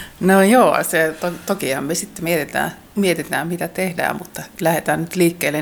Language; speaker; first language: Finnish; native; Finnish